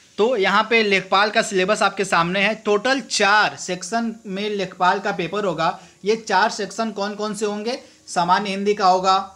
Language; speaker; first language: Hindi; native; Hindi